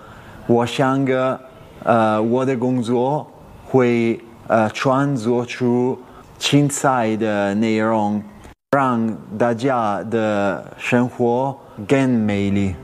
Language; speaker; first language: Chinese; non-native, learner; Italian